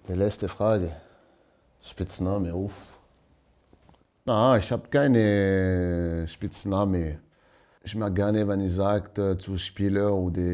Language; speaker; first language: German; non-native, learner; French